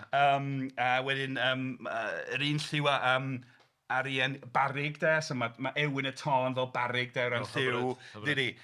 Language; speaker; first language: Welsh; native; Welsh